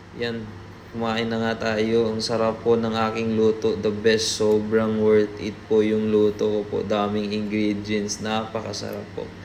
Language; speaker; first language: Filipino; non-native, local second language; Cebuano